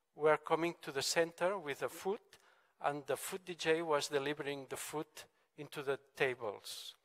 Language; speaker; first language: English; non-native, fluent; Catalan